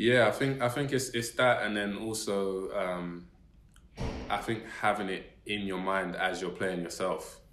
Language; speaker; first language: English; native; English